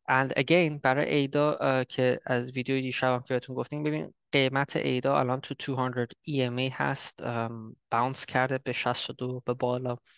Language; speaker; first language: Persian; early bilingual, heritage; Persian